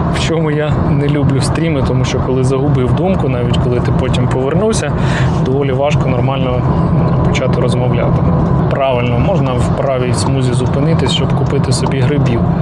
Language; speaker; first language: Ukrainian; non-native, local second language; Russian